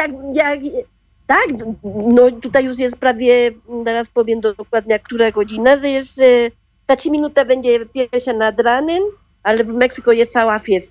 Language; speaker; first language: Polish; non-native, learner; Spanish